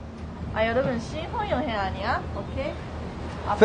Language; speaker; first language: Korean; non-native, learner; Japanese